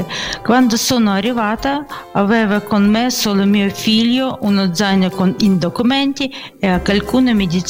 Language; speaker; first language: Italian; non-native, learner; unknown